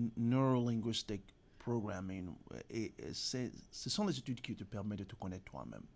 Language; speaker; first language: French; native; French